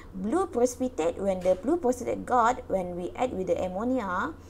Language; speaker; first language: English; non-native, local second language; Malay